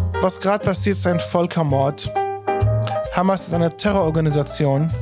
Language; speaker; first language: German; non-native, fluent; Arabic